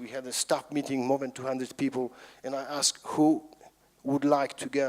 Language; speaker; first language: English; non-native, fluent; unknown